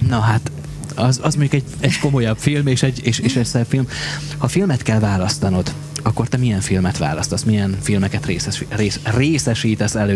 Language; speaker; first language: Hungarian; native; Hungarian